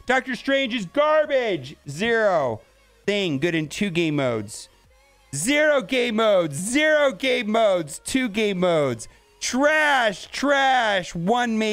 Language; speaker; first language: English; native; English